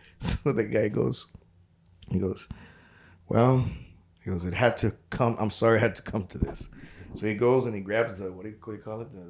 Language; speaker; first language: English; early bilingual, other home language; Spanish